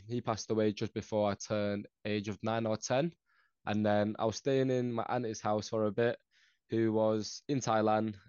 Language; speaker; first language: English; early bilingual, other home language; Northeastern Thai